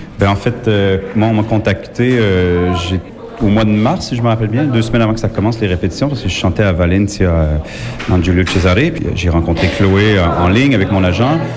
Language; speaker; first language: French; native; French